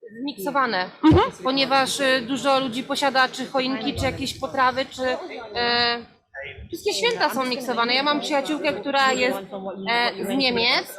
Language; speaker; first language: Polish; early bilingual, heritage; Polish